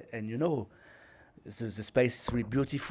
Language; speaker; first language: English; non-native, learner; French